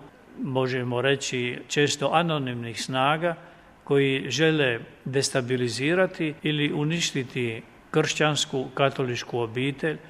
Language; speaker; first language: Croatian; native; Croatian